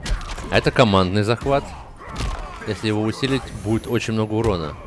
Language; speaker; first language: Russian; native; Russian